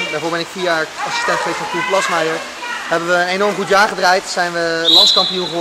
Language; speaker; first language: Dutch; native; Dutch